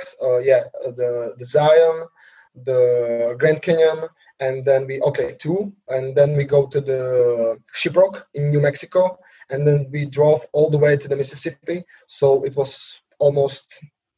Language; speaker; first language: English; non-native, learner; Slovak